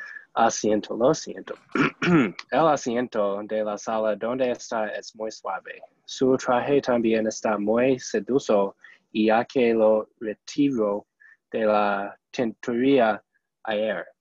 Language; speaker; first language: Spanish; non-native, learner; English